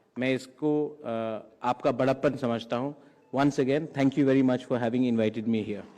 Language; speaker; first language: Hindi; non-native, local second language; Kok Borok